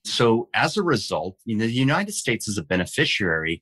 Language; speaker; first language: English; non-native, fluent; Danish